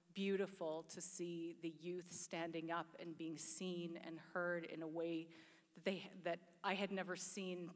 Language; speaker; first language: English; native; English